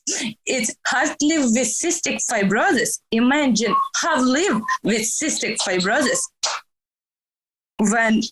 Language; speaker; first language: English; non-native, learner; Ukrainian